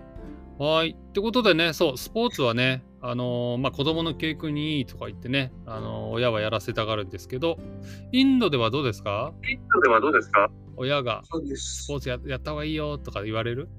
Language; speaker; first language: Japanese; native; Japanese